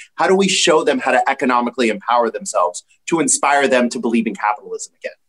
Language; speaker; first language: English; native; English